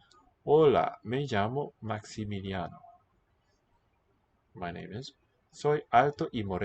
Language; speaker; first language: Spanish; non-native, learner; English